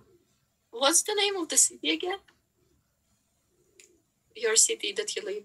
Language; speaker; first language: English; non-native, learner; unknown